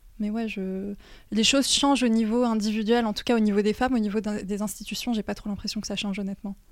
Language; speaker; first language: French; native; French